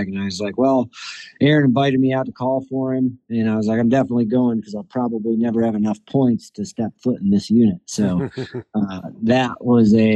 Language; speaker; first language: English; native; English